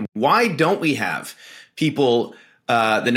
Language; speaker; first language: English; native; English